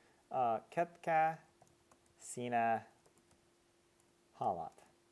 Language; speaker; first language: Finnish; non-native, learner; English